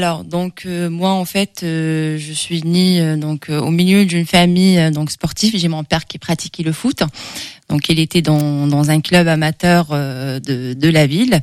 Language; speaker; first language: French; non-native, local second language; Arabic